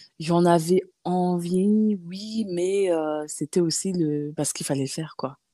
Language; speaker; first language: French; native; French